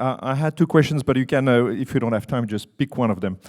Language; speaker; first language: English; non-native, fluent; French